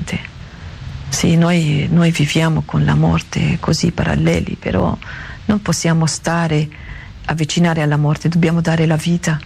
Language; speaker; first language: Italian; non-native, learner; Arabic